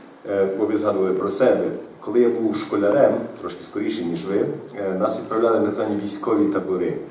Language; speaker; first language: Ukrainian; native; Ukrainian